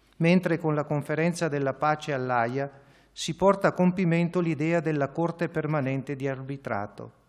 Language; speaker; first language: Italian; native; Italian